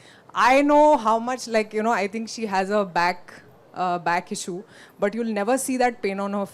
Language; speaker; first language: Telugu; non-native, fluent; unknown